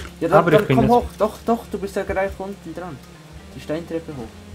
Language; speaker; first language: German; native; German